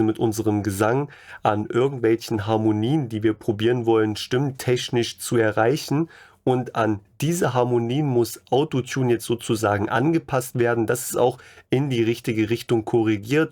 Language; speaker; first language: German; native; German